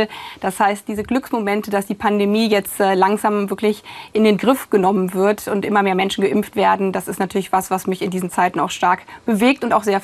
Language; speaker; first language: German; native; German